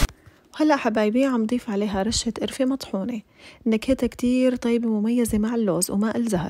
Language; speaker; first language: Arabic; native; Arabic